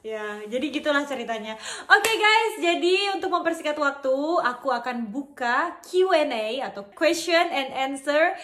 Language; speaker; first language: Indonesian; native; Indonesian